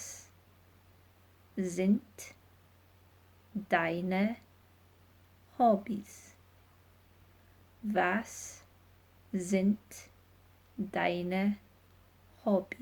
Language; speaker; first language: German; non-native, fluent; English